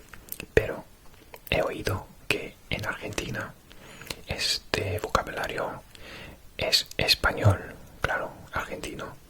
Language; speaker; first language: Spanish; non-native, fluent; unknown